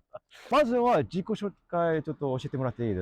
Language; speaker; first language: Japanese; non-native, learner; English